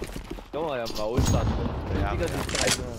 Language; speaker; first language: Cantonese; native; Cantonese